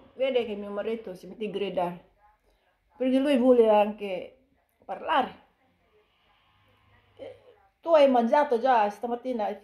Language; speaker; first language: Italian; non-native, fluent; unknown